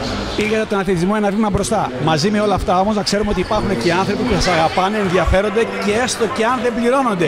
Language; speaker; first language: Greek; native; Greek